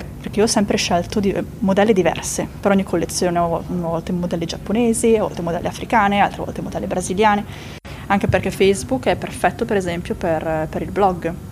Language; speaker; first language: Italian; native; Italian